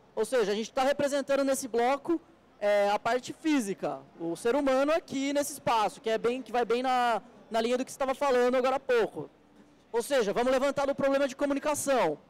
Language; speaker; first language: Portuguese; native; Portuguese